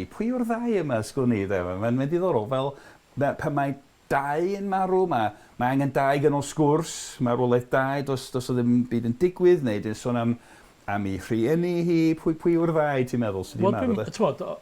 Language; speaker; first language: Welsh; non-native, fluent; English